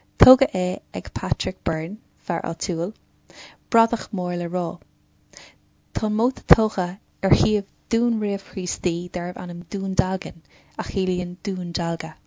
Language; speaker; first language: Irish; non-native, local second language; English